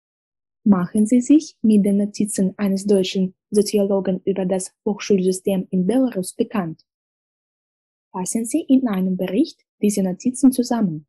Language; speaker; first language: German; non-native, fluent; Russian